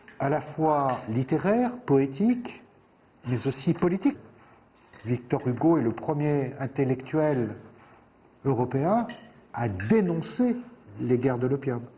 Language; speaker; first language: French; native; French